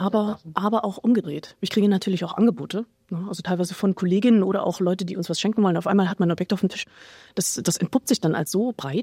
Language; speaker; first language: German; native; German